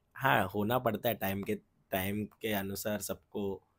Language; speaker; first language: Hindi; non-native, local second language; Marathi